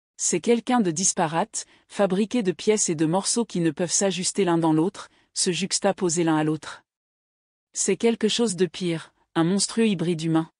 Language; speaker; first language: French; native; French